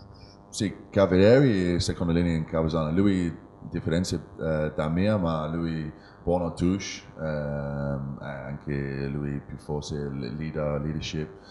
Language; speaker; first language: Italian; non-native, learner; English